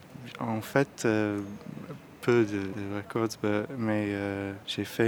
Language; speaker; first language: French; non-native, learner; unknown